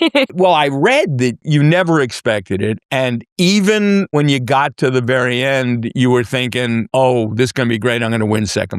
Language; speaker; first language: English; native; English